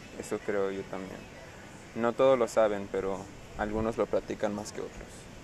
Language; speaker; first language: Spanish; early bilingual, heritage; Spanish